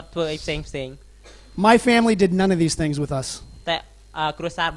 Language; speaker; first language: English; native; English